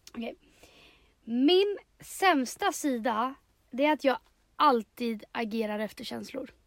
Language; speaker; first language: Swedish; early bilingual, other home language; Spanish